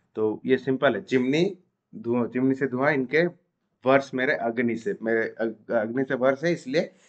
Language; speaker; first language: Hindi; non-native, local second language; Odia